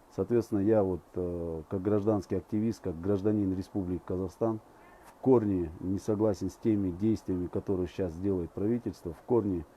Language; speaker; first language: Russian; non-native, local second language; Kazakh